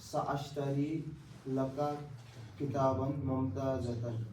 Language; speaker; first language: Arabic; non-native, learner; Urdu